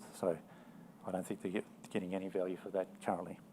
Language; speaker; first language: English; native; English